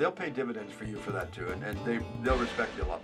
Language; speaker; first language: English; native; English